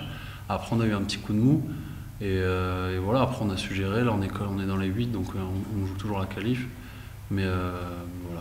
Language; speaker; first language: French; native; French